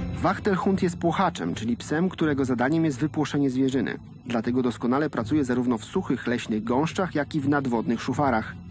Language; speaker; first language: Polish; native; Polish